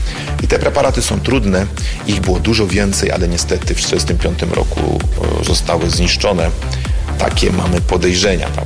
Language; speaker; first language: Polish; native; Polish